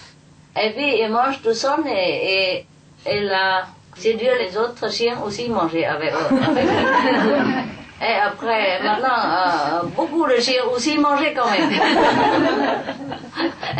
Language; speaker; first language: French; non-native, fluent; Vietnamese